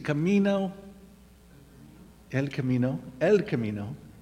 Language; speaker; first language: Spanish; non-native, learner; English